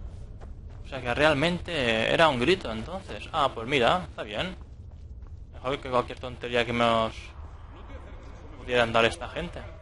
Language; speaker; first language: Spanish; native; Spanish